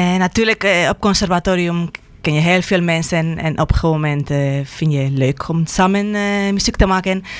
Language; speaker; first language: Dutch; non-native, fluent; Spanish